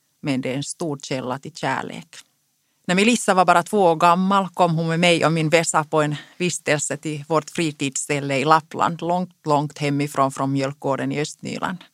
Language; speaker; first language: Swedish; non-native, local second language; Finnish